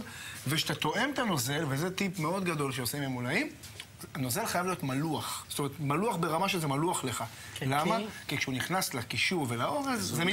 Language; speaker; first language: Hebrew; native; Hebrew